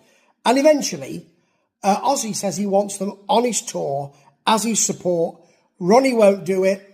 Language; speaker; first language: English; native; English